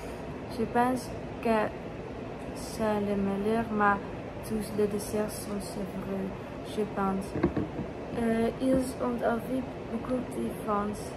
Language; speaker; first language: French; non-native, learner; Dutch